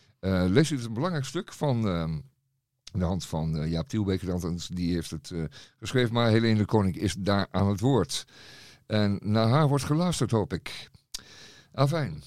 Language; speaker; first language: Dutch; native; Dutch